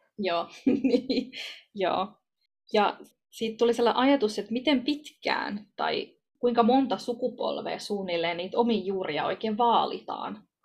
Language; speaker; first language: Finnish; early bilingual, other home language; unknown